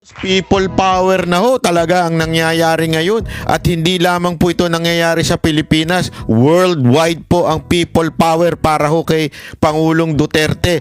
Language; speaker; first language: Filipino; native; Filipino